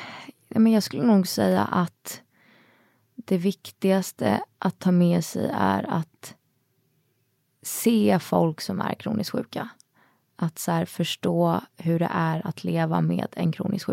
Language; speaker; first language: Swedish; native; Swedish